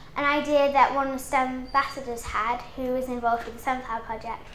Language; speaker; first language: English; native; English